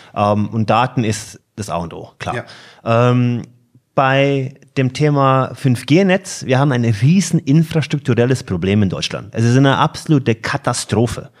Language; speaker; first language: German; non-native, fluent; Norwegian